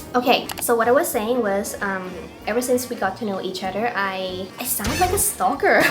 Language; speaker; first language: English; early bilingual, other home language; Thai